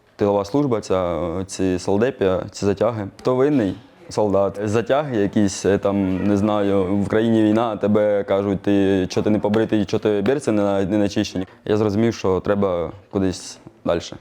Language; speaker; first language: Ukrainian; native; Ukrainian